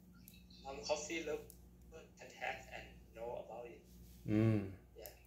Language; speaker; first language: English; non-native, learner; Thai